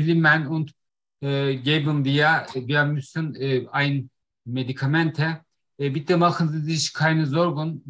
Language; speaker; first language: German; non-native, learner; Turkish